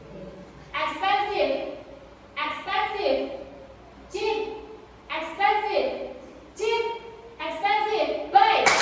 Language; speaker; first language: English; non-native, fluent; Indonesian